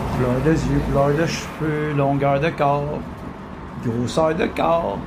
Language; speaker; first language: French; native; French